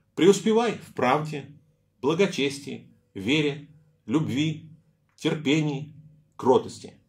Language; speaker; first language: Russian; native; Russian